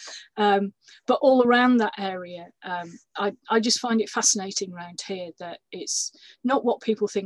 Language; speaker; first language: English; native; English